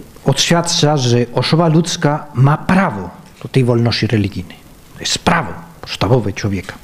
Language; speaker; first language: Polish; non-native, fluent; Spanish